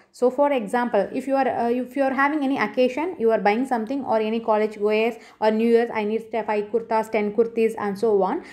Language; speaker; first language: English; non-native, local second language; Tamil